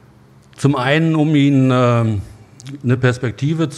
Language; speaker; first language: German; native; German